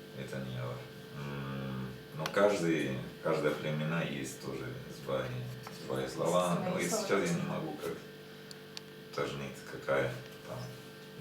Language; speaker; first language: Russian; non-native, learner; Spanish